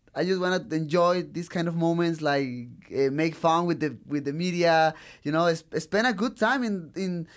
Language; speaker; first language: English; non-native, learner; Spanish